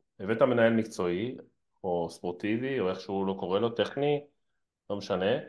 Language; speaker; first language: Hebrew; native; Hebrew